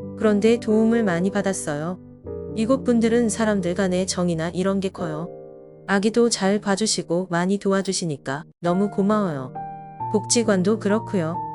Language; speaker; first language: Korean; non-native, fluent; Vietnamese